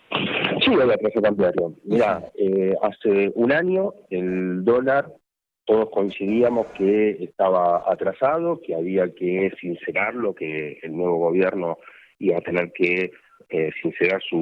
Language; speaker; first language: Spanish; native; Spanish